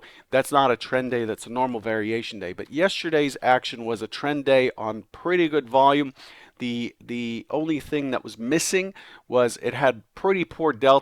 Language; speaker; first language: English; native; English